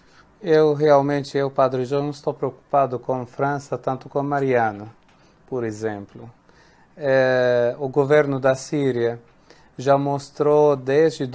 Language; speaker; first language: Portuguese; non-native, fluent; Arabic